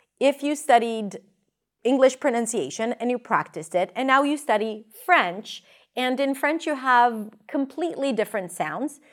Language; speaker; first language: English; non-native, fluent; Hebrew